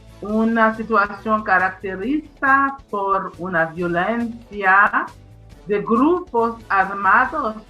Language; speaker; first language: Spanish; non-native, fluent; Haitian Creole